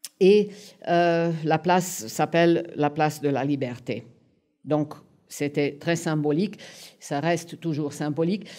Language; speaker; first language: French; non-native, fluent; Hungarian